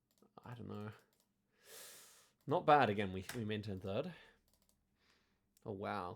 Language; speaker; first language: English; native; English